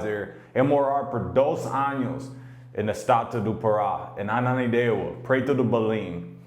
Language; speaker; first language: Portuguese; non-native, learner; English